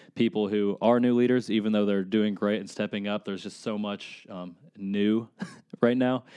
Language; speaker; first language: English; native; English